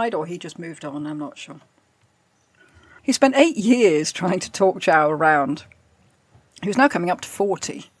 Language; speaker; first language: English; native; English